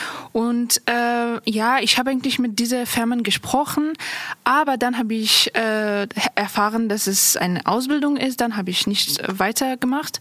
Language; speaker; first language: German; non-native, local second language; Persian